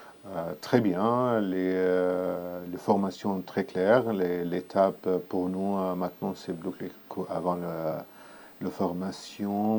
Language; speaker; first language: French; non-native, learner; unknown